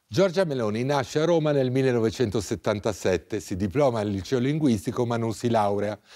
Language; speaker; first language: Italian; native; Italian